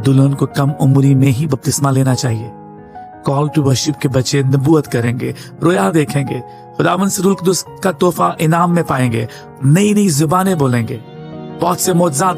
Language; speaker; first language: Urdu; native; Urdu